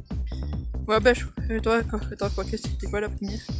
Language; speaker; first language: French; native; French